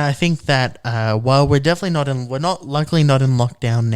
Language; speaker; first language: English; native; English